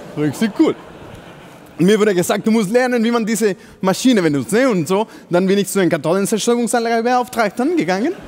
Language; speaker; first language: German; non-native, fluent; Spanish